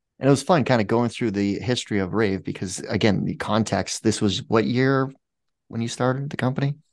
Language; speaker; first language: English; native; English